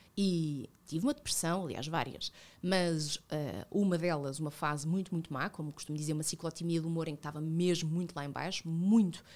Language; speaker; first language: Portuguese; early bilingual, other home language; Spanish